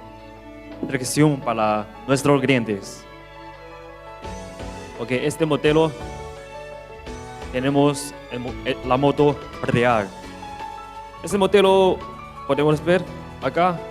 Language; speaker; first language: Spanish; non-native, learner; Chinese